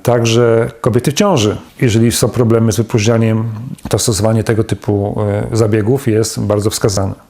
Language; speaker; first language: Polish; native; Polish